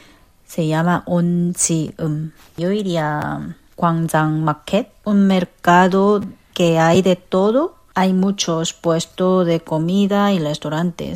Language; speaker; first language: Spanish; non-native, learner; Korean